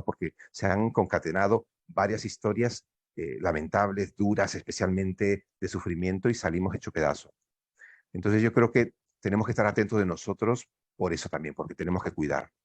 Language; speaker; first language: Spanish; native; Spanish